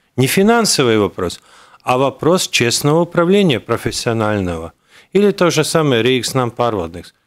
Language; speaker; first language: Russian; non-native, local second language; Latvian